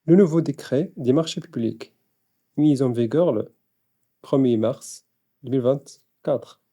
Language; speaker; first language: French; non-native, local second language; Arabic